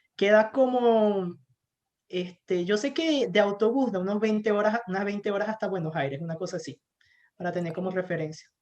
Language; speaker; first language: Spanish; native; Spanish